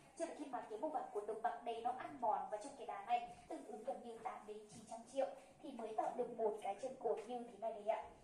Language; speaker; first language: Vietnamese; non-native, local second language; Hmong